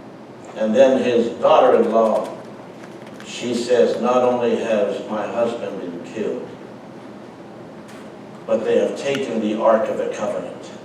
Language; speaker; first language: English; native; English